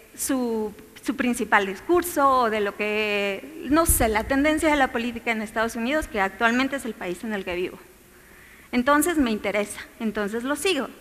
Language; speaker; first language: Spanish; native; Spanish